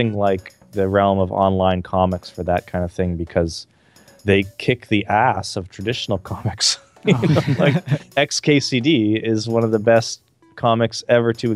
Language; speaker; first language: English; native; English